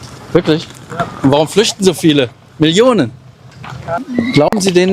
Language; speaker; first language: German; native; German